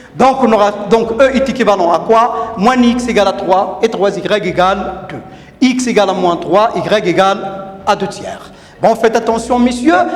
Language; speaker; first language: French; non-native, local second language; Arabic